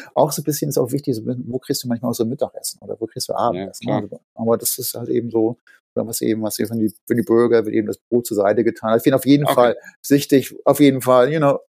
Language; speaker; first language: German; native; German